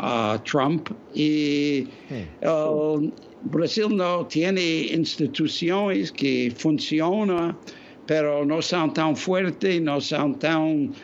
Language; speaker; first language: Spanish; non-native, fluent; English